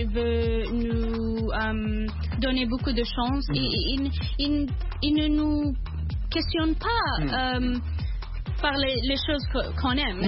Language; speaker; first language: French; non-native, learner; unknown